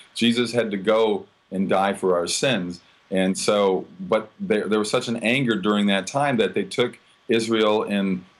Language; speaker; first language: English; native; English